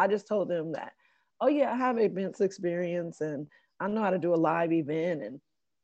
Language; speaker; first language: English; native; English